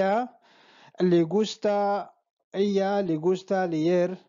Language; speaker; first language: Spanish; non-native, fluent; Arabic